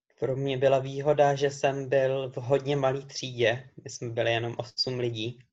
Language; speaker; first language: Czech; native; Czech